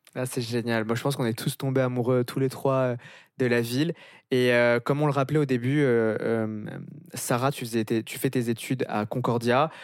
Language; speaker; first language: French; native; French